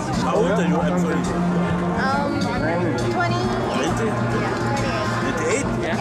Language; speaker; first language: English; non-native, learner; Korean